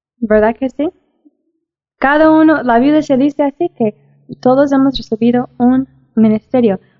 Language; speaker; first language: Spanish; non-native, fluent; English